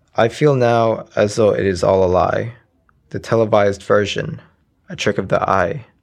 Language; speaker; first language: English; early bilingual, other home language; Arabic